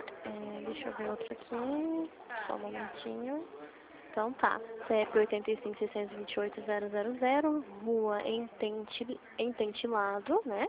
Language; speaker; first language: Portuguese; native; Portuguese